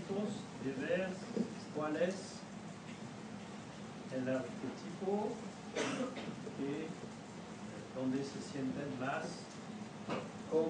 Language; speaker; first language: Spanish; non-native, fluent; French